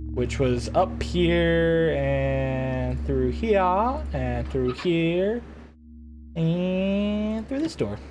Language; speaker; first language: English; native; English